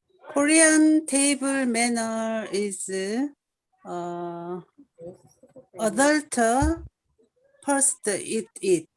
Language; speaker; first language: English; non-native, learner; Korean